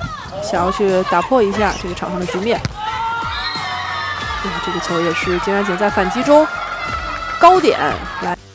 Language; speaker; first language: Chinese; native; Chinese